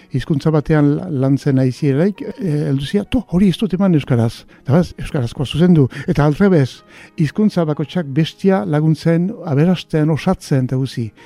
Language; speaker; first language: Basque; native; Basque